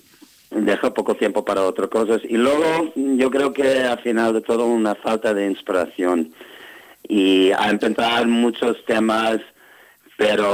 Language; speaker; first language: Spanish; non-native, fluent; English